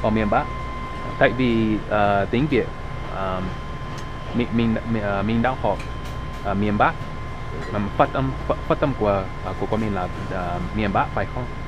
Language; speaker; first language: Vietnamese; non-native, learner; English